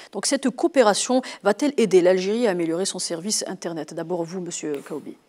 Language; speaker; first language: French; non-native, local second language; Arabic